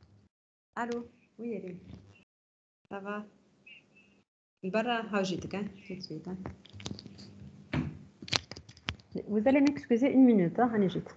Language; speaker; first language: French; non-native, local second language; Arabic